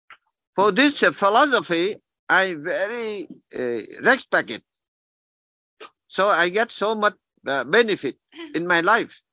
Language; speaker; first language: English; non-native, learner; Vietnamese